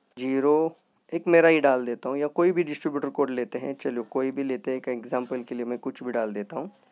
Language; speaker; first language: Hindi; non-native, local second language; Marathi